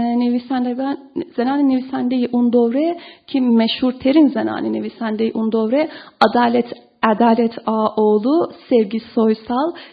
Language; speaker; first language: Persian; non-native, fluent; Turkish